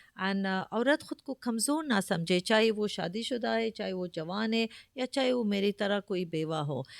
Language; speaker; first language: Urdu; early bilingual, heritage; Urdu